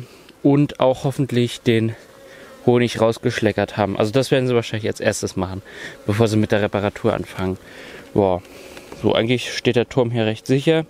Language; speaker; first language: German; native; German